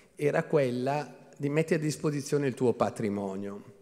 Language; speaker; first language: Italian; native; Italian